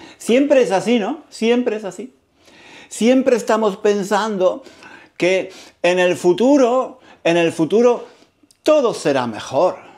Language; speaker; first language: Spanish; native; Spanish